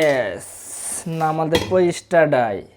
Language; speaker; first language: Malayalam; early bilingual, heritage; Malayalam